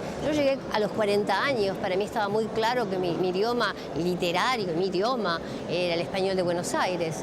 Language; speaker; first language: Spanish; native; Spanish